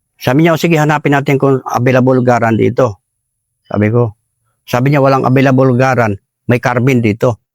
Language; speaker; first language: Filipino; non-native, local second language; Cebuano